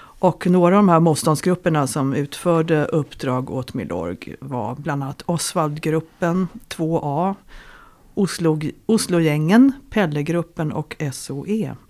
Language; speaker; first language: Swedish; native; Swedish